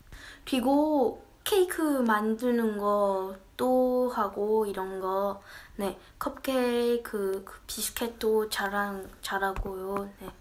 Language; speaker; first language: Korean; early bilingual, heritage; Korean